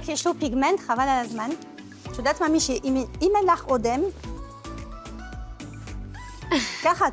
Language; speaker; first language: Hebrew; non-native, fluent; French